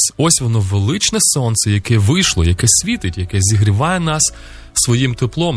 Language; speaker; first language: Ukrainian; native; Ukrainian